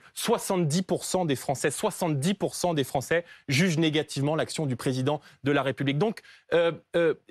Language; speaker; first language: French; native; French